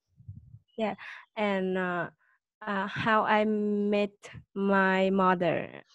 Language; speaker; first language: English; non-native, learner; Vietnamese